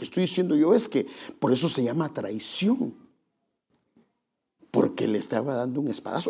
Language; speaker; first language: Spanish; native; Spanish